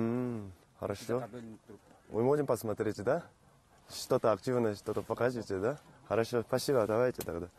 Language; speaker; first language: Russian; non-native, fluent; Korean